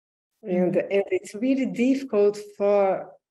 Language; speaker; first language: English; non-native, learner; Portuguese